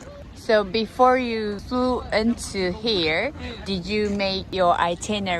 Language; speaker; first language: English; non-native, learner; Japanese